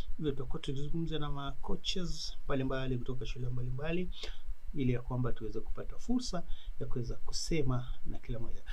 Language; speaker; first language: Swahili; non-native, local second language; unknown